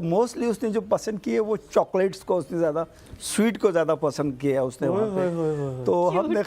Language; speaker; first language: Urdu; non-native, local second language; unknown